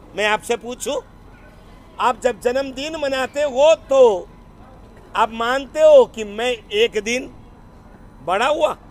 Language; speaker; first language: Hindi; non-native, local second language; Gujarati